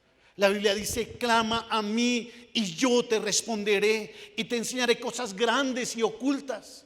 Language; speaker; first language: Spanish; native; Spanish